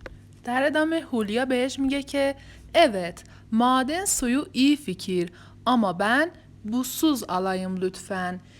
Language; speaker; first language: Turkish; non-native, fluent; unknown